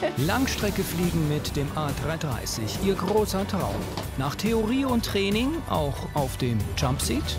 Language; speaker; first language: German; native; German